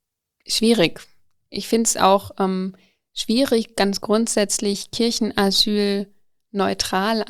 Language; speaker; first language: German; native; German